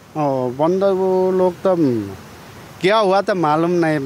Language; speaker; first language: Hindi; non-native, learner; Nepali